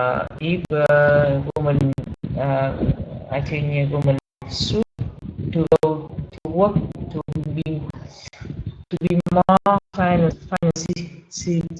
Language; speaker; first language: English; non-native, learner; Vietnamese